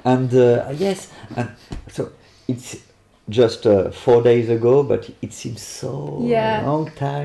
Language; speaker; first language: English; non-native, learner; French